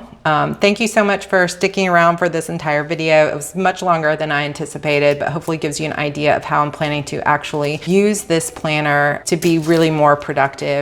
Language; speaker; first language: English; native; English